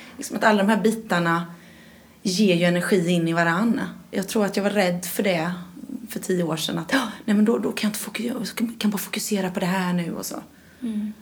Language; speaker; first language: Swedish; native; Swedish